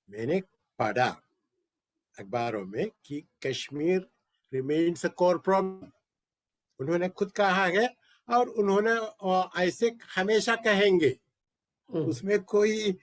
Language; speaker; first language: Hindi; non-native, local second language; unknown